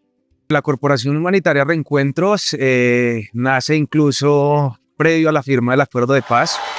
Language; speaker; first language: Spanish; native; Spanish